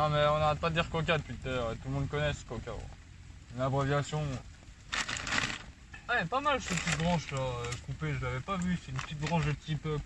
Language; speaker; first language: French; native; French